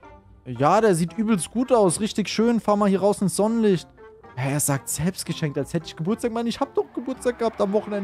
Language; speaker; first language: German; native; German